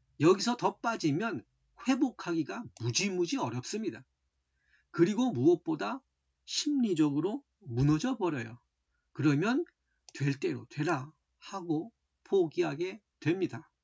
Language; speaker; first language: Korean; native; Korean